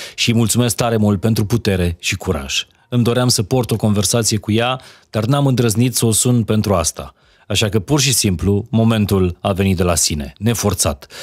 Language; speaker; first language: Romanian; native; Romanian